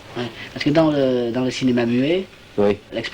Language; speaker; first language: French; native; French